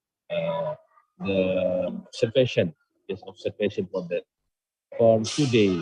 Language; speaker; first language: English; non-native, learner; Indonesian